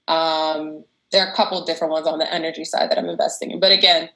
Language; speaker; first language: English; native; English